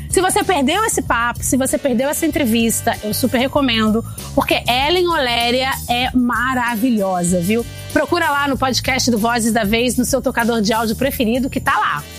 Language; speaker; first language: Portuguese; native; Portuguese